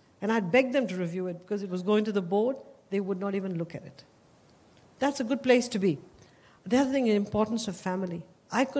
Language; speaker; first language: English; non-native, local second language; Tamil